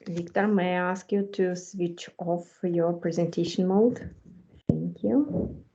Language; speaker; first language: English; non-native, fluent; Ukrainian